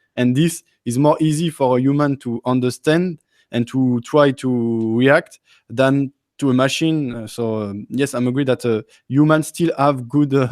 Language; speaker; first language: English; non-native, learner; French